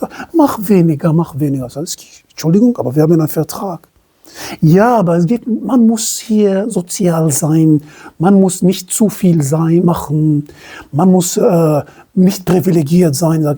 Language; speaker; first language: German; non-native, fluent; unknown